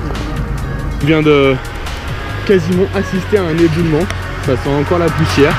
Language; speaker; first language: French; native; French